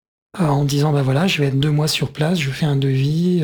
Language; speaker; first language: French; native; French